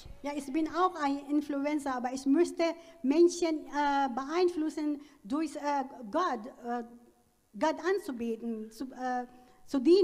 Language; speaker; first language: German; non-native, fluent; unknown